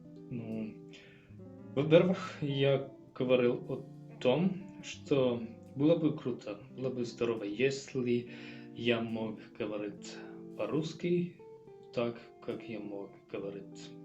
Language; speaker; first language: Russian; non-native, learner; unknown